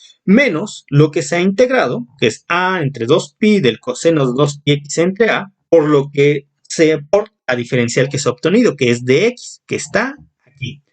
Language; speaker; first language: Spanish; native; Spanish